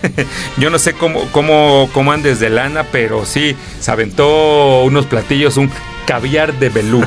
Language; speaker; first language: Spanish; native; Spanish